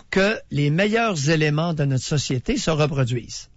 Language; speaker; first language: French; native; French